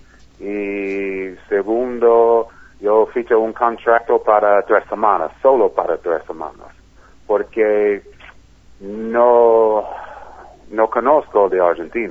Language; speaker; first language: Spanish; non-native, learner; English